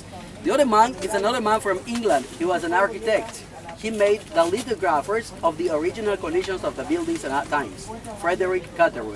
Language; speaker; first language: English; non-native, fluent; Spanish